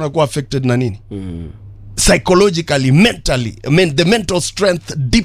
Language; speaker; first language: Swahili; native; Swahili